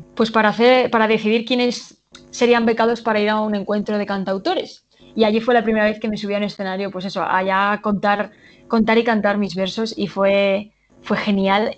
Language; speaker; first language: Spanish; native; Spanish